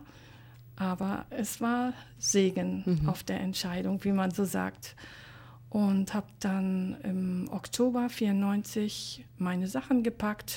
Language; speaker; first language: German; native; German